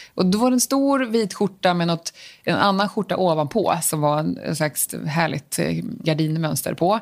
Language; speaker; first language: Swedish; native; Swedish